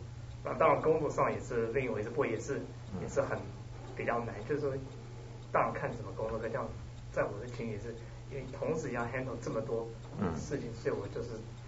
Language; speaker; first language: Chinese; early bilingual, other home language; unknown